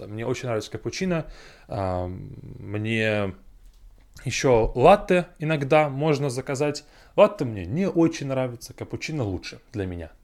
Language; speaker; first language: Russian; non-native, fluent; English